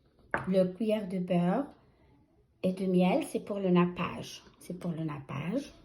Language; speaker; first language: French; non-native, fluent; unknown